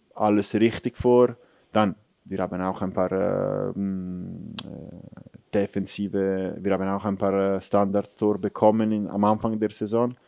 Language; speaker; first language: German; non-native, fluent; Italian